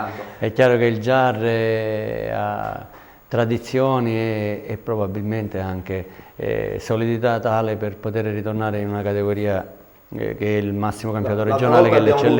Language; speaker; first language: Italian; native; Italian